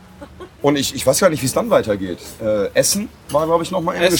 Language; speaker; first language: German; native; German